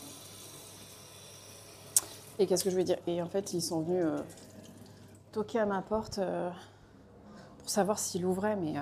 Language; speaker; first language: French; native; French